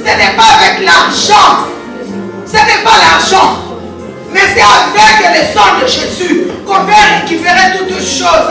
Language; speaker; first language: French; non-native, local second language; Lingala